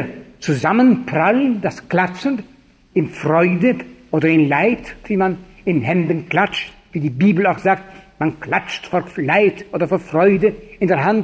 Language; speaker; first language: German; non-native, fluent; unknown